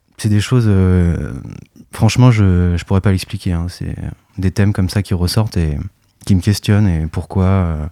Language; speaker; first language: French; native; French